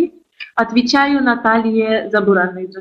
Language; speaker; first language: Polish; non-native, learner; Russian